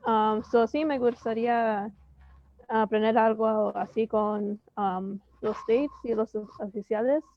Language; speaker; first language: Spanish; early bilingual, heritage; Spanish